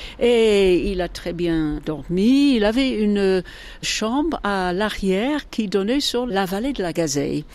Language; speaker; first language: French; native; French